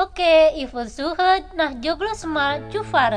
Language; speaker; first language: German; non-native, learner; Indonesian